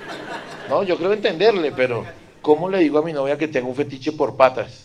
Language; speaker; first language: Spanish; native; Spanish